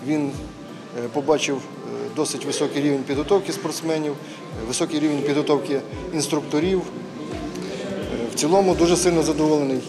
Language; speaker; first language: Ukrainian; native; Ukrainian